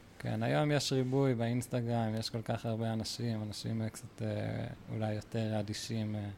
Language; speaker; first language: Hebrew; native; Hebrew